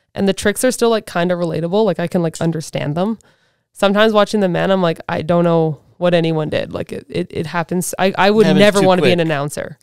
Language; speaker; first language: English; native; English